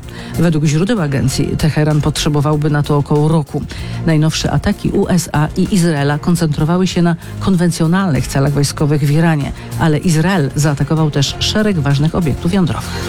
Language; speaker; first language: Polish; native; Polish